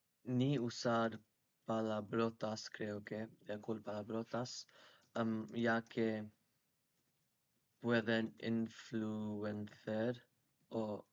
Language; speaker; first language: Spanish; non-native, learner; English